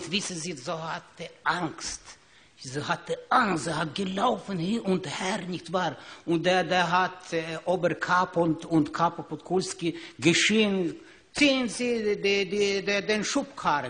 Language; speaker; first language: German; non-native, learner; Ukrainian